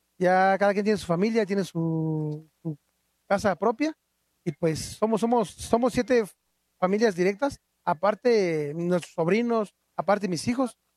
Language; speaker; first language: Spanish; non-native, local second language; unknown